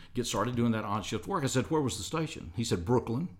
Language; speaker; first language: English; native; English